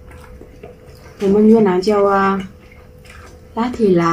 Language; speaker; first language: Chinese; non-native, learner; Vietnamese